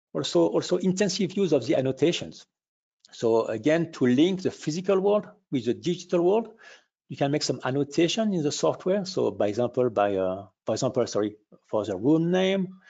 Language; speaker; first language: English; non-native, fluent; French